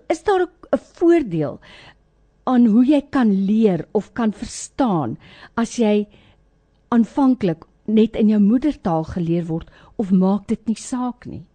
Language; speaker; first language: Afrikaans; native; Afrikaans